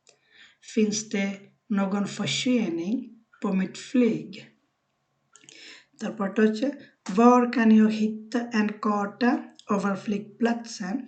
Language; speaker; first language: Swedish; non-native, fluent; Bangla